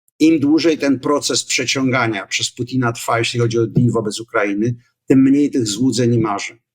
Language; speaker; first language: Polish; native; Polish